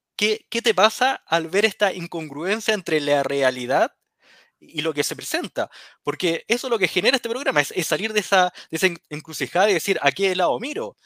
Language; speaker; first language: Spanish; native; Spanish